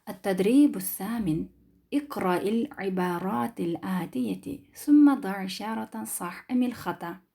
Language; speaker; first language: Arabic; non-native, learner; Kyrgyz